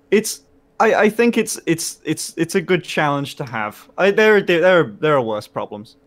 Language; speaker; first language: English; native; English